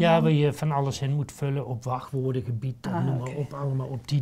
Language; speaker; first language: Dutch; native; Dutch